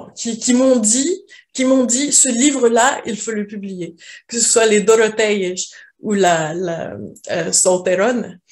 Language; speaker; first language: Portuguese; non-native, fluent; French